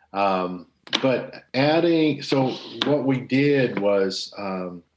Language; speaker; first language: English; native; English